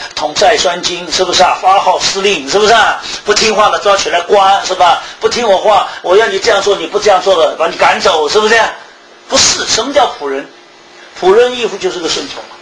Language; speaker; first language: Chinese; early bilingual, heritage; Chinese